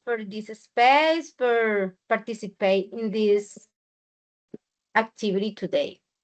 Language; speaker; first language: English; non-native, learner; Spanish